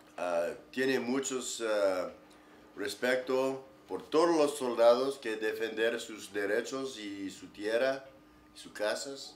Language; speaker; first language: Spanish; non-native, learner; English